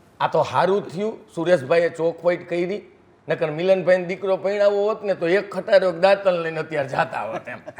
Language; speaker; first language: Gujarati; native; Gujarati